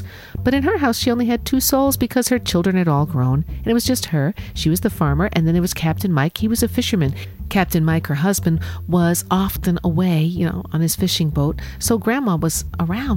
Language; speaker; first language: English; native; English